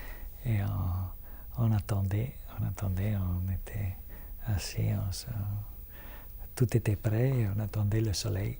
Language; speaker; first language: French; non-native, fluent; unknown